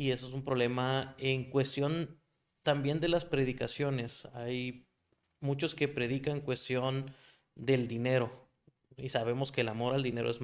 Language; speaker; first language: Spanish; native; Spanish